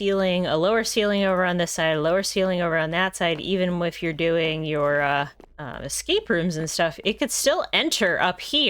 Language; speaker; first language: English; native; English